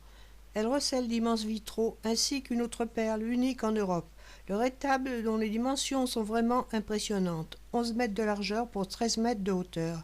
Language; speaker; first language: French; native; French